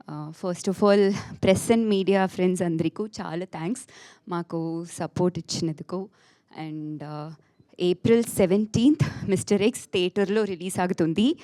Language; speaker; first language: Telugu; non-native, fluent; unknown